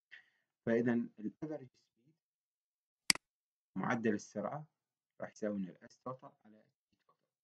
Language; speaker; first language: Arabic; native; Arabic